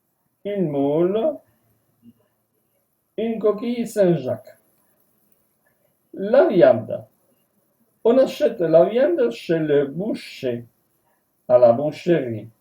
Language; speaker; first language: French; non-native, fluent; Spanish